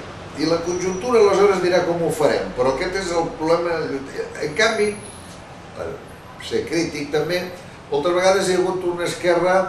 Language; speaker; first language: Catalan; native; Catalan